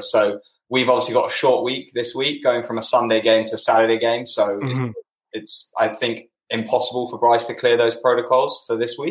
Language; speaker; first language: English; native; English